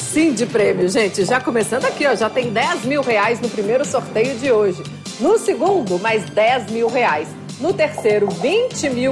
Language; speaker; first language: Portuguese; native; Portuguese